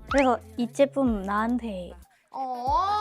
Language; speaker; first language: Korean; non-native, learner; French